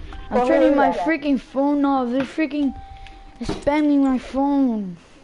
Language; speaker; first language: English; early bilingual, other home language; Spanish